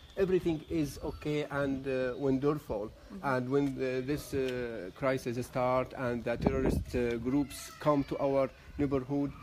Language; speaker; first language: English; non-native, fluent; Arabic